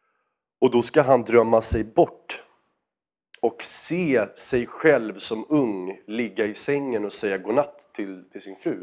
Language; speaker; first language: Swedish; native; Swedish